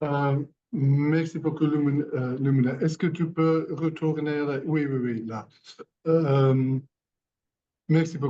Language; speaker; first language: French; non-native, learner; English